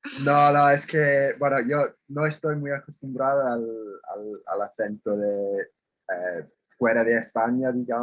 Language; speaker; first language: Spanish; non-native, fluent; English